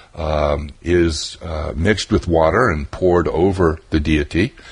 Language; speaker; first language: English; native; English